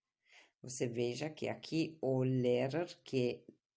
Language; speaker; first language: Portuguese; non-native, fluent; German